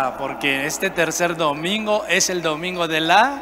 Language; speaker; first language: Spanish; native; Spanish